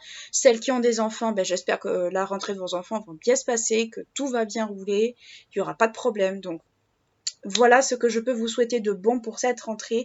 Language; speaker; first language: French; native; French